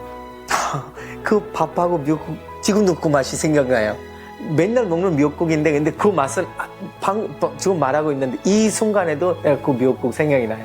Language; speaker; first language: Korean; non-native, fluent; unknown